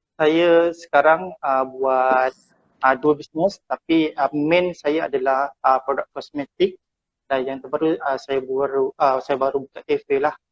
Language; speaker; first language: Malay; native; Malay